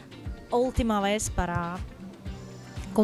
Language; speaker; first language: Spanish; non-native, learner; Portuguese